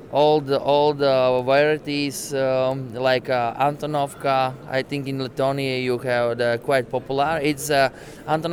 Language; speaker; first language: English; non-native, learner; Latvian